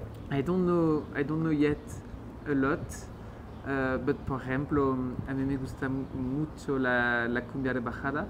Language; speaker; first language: Spanish; non-native, learner; French